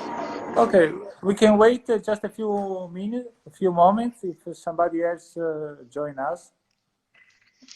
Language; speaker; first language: English; non-native, learner; Italian